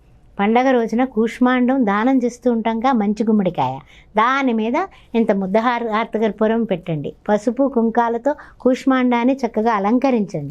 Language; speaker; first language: Telugu; native; Telugu